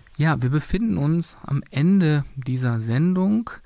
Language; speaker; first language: German; native; German